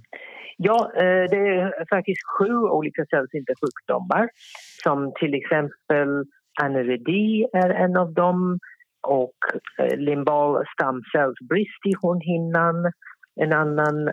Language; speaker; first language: Swedish; non-native, fluent; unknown